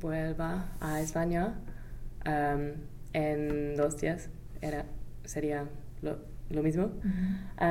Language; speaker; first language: Spanish; non-native, fluent; English